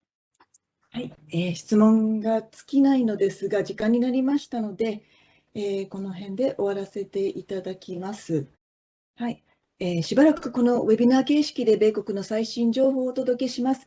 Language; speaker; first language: Japanese; native; Japanese